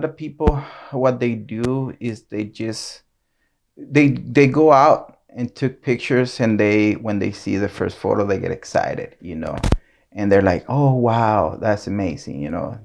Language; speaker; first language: English; non-native, fluent; Spanish